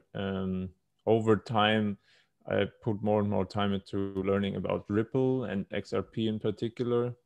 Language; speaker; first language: English; non-native, fluent; German